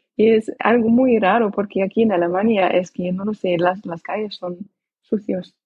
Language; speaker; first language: Spanish; non-native, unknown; Dutch